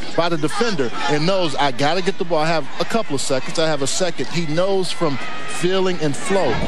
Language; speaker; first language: English; native; English